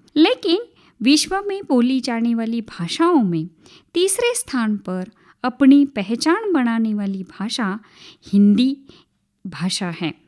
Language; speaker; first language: Hindi; non-native, local second language; Marathi